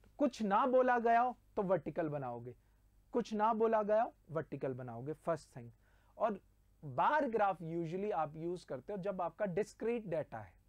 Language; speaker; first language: Hindi; native; Hindi